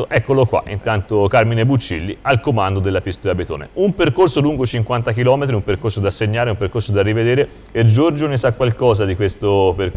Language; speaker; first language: Italian; native; Italian